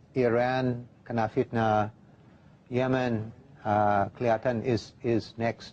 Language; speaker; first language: Indonesian; non-native, learner; English